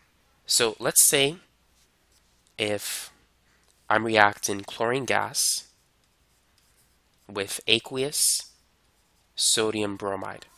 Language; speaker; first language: English; native; English